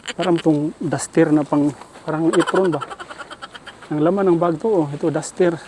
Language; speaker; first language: Filipino; non-native, local second language; Cebuano